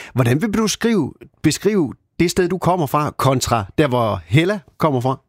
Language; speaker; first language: Danish; native; Danish